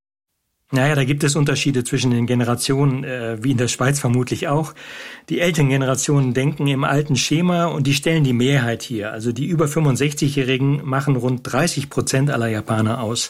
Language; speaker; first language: German; native; German